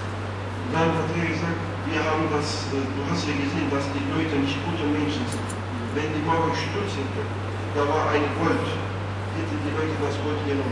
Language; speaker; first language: German; non-native, fluent; Turkish